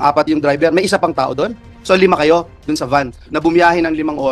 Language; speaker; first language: Filipino; native; Filipino